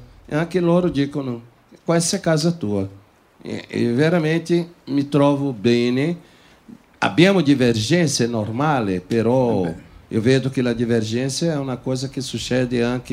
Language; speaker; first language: Italian; non-native, fluent; Portuguese